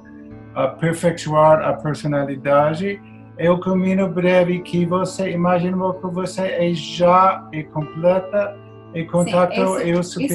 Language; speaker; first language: Portuguese; non-native, learner; English